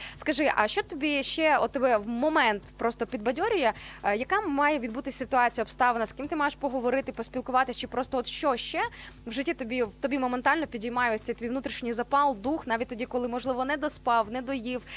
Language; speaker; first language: Ukrainian; native; Ukrainian